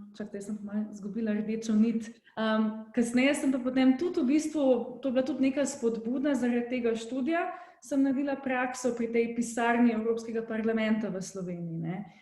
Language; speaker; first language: Slovenian; native; Slovenian